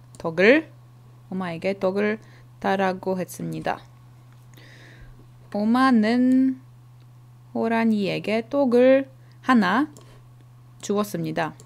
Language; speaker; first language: Korean; non-native, learner; Czech